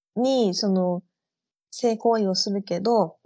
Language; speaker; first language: Japanese; native; Japanese